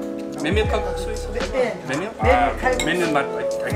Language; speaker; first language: Korean; non-native, learner; English